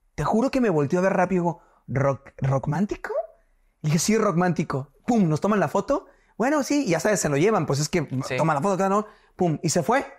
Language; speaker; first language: Spanish; native; Spanish